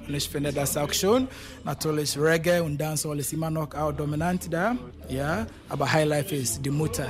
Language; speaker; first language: German; non-native, fluent; Akan